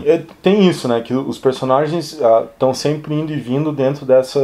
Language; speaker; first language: Portuguese; native; Portuguese